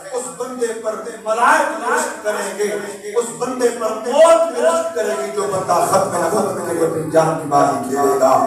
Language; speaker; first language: Urdu; non-native, local second language; Sindhi